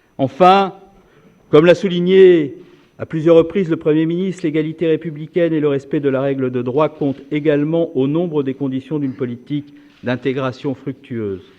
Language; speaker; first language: French; native; French